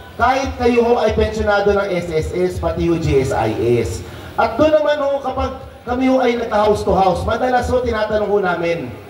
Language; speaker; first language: Filipino; native; Filipino